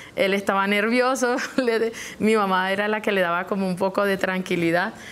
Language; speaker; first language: Spanish; non-native, local second language; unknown